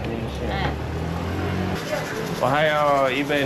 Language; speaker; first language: Chinese; non-native, fluent; English